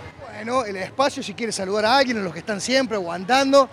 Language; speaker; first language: Spanish; native; Spanish